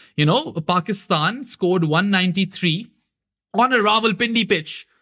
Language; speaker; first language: English; non-native, local second language; Urdu